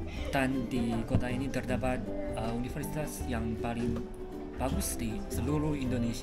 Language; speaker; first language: Indonesian; non-native, learner; Chinese